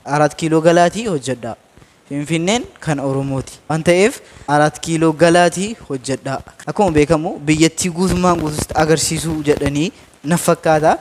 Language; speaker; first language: Oromo; native; Oromo